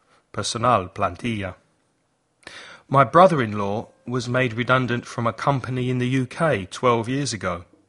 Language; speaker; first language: English; native; English